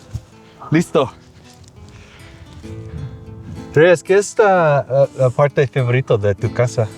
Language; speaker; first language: Spanish; non-native, learner; English